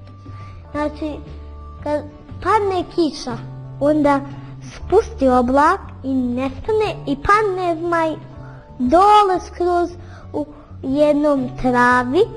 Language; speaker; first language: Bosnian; early bilingual, heritage; Bosnian